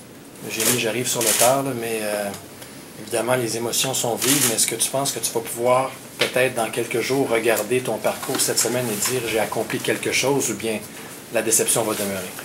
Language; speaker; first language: French; native; French